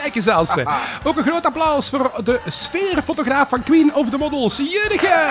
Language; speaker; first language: Dutch; native; Dutch